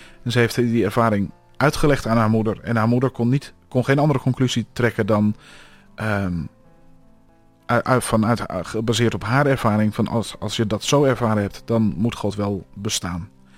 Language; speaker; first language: Dutch; native; Dutch